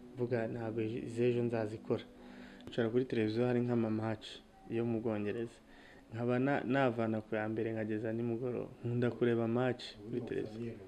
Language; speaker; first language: Kinyarwanda; native; Kinyarwanda